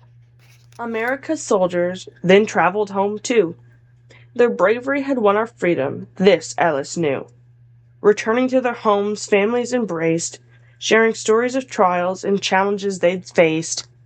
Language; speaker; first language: English; native; English